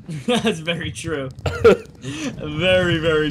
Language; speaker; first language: English; native; English